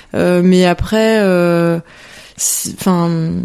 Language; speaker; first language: French; native; French